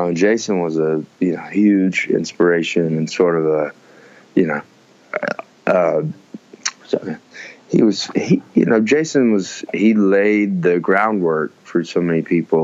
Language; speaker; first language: English; native; English